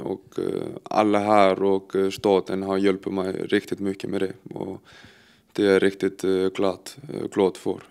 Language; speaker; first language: Swedish; non-native, fluent; Icelandic